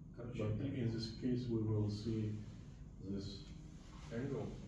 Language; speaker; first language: English; non-native, learner; Russian